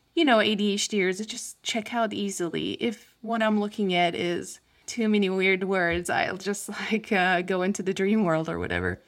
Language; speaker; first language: English; non-native, fluent; Turkish